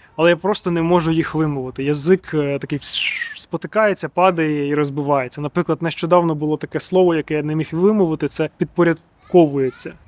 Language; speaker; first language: Ukrainian; non-native, local second language; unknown